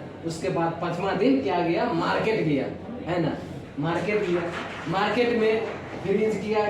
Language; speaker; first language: Hindi; non-native, local second language; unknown